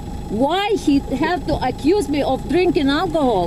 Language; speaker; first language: English; non-native, fluent; Ukrainian